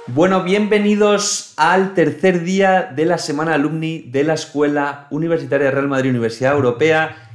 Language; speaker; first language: Spanish; native; Spanish